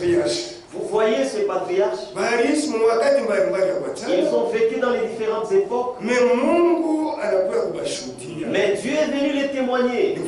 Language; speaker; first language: French; non-native, local second language; Swahili